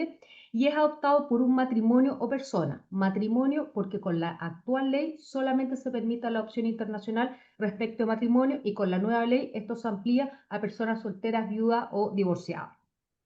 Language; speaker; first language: Spanish; native; Spanish